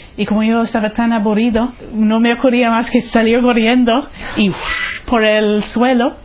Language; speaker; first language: Spanish; non-native, fluent; English